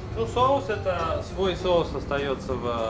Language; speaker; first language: Russian; non-native, learner; Italian